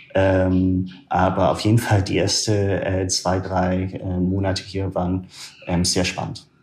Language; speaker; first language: German; non-native, fluent; English